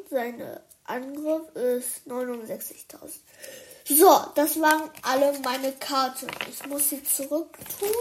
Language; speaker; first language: German; early bilingual, other home language; Chinese